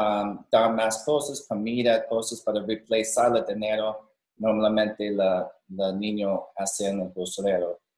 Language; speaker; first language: Spanish; non-native, learner; English